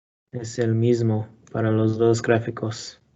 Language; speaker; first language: Spanish; non-native, learner; English